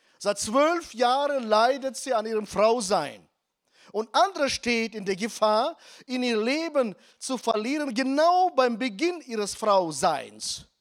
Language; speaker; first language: German; non-native, fluent; Russian